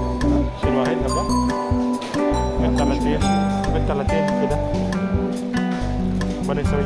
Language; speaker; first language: Arabic; non-native, learner; Filipino